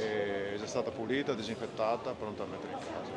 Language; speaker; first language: Italian; native; Italian